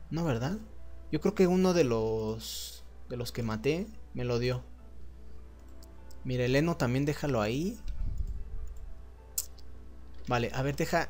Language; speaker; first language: Spanish; native; Spanish